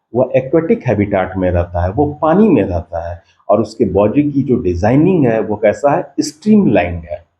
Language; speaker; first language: Hindi; native; Hindi